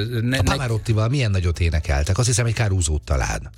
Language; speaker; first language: Hungarian; native; Hungarian